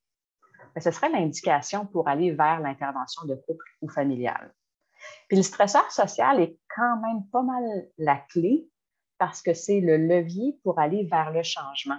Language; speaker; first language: French; native; French